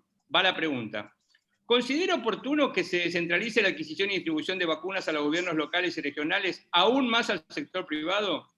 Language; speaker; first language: Spanish; native; Spanish